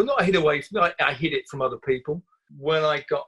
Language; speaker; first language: English; native; English